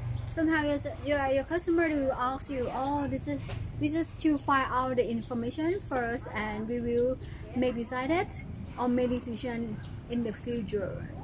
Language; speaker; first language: English; non-native, learner; Thai